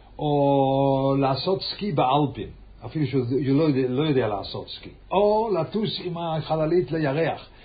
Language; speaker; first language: Hebrew; non-native, fluent; English